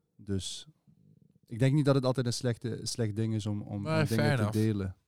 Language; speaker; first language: Dutch; early bilingual, other home language; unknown